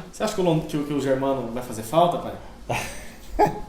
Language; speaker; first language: Portuguese; native; Portuguese